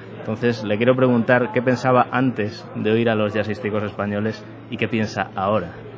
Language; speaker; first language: Spanish; native; Spanish